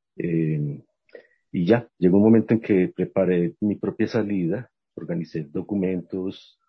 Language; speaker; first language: Spanish; native; Spanish